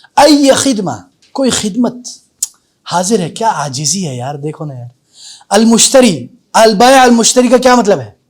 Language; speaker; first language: Urdu; native; Urdu